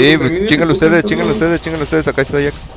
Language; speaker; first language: Spanish; native; Spanish